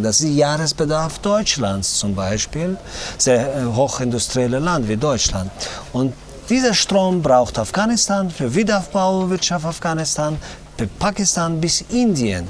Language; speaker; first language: German; non-native, fluent; Tajik